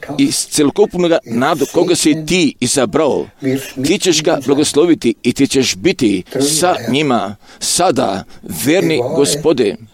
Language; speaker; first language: Croatian; non-native, local second language; Romany